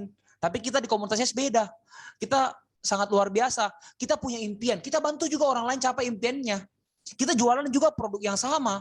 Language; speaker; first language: Indonesian; native; Indonesian